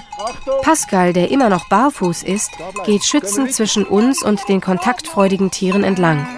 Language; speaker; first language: German; native; German